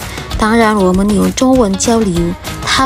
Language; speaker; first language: Chinese; non-native, learner; Indonesian